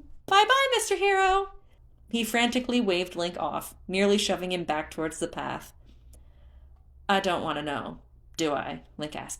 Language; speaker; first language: English; native; English